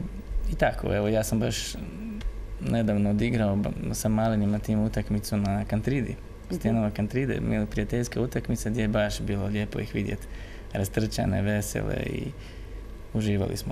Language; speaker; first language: Croatian; native; Croatian